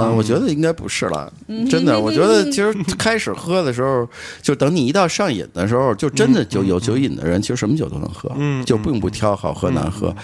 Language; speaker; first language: Chinese; native; Chinese